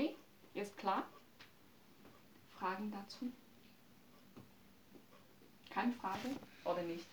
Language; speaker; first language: German; non-native, learner; Chinese